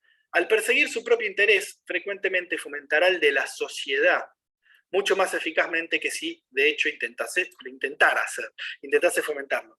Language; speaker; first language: Spanish; native; Spanish